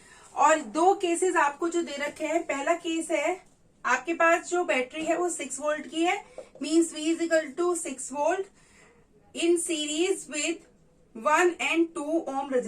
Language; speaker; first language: Hindi; native; Hindi